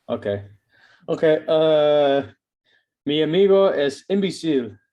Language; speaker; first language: Spanish; non-native, learner; English